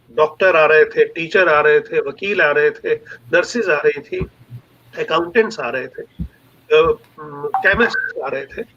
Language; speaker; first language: Hindi; non-native, local second language; Punjabi